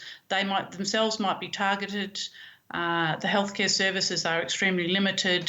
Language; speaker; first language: English; native; English